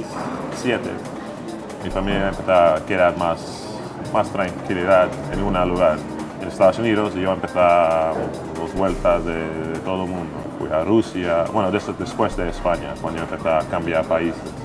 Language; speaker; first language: Spanish; non-native, fluent; English